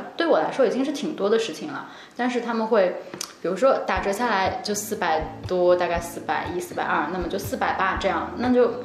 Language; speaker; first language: Chinese; native; Chinese